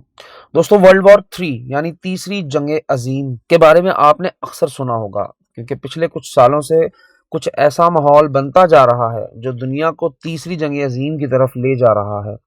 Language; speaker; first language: Urdu; native; Urdu